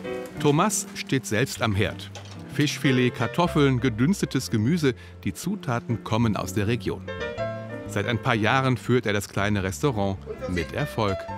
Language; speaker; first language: German; native; German